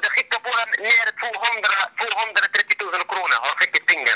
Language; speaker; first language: Swedish; non-native, learner; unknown